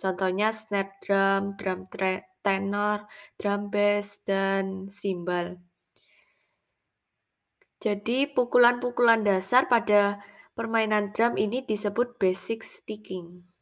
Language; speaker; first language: Indonesian; native; Indonesian